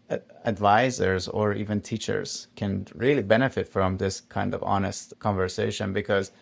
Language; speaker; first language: English; non-native, fluent; Persian